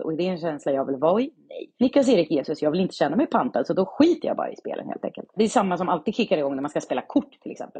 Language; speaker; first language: Swedish; native; Swedish